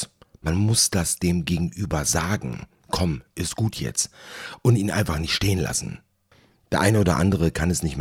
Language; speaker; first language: German; native; German